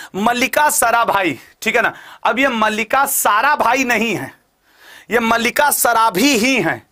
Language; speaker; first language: Hindi; native; Hindi